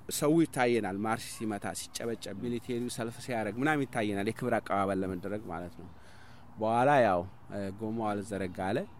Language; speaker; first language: Amharic; non-native, local second language; Somali